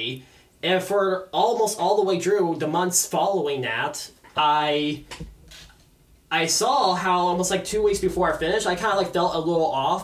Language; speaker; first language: English; native; English